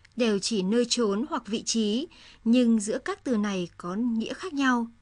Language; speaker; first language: Vietnamese; native; Vietnamese